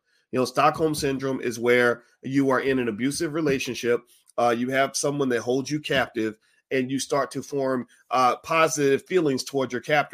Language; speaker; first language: English; native; English